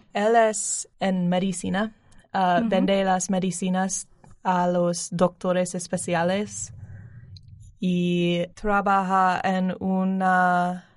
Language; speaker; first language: Spanish; non-native, learner; English